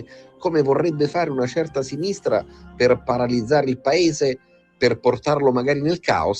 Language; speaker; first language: Italian; native; Italian